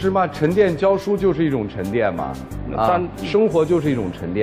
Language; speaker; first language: Chinese; native; Chinese